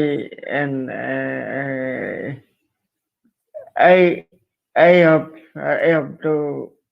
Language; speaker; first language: English; non-native, learner; Indonesian